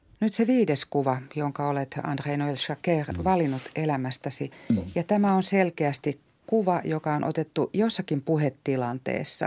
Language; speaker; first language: Finnish; native; Finnish